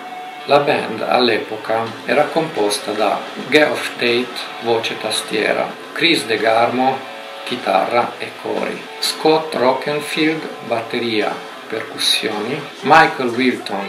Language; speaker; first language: Italian; native; Italian